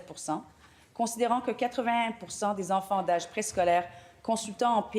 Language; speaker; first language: French; native; French